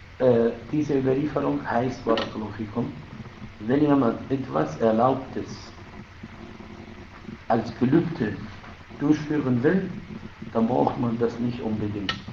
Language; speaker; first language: German; non-native, fluent; Arabic